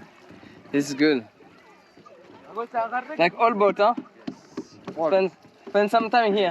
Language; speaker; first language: English; non-native, learner; French